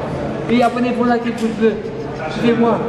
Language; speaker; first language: French; non-native, local second language; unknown